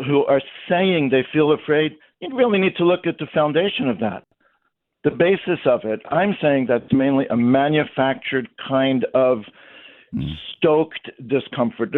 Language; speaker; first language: English; native; English